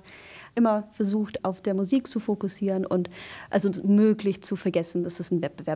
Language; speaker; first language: German; non-native, fluent; English